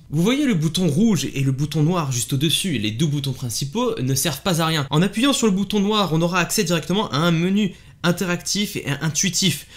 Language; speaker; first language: French; native; French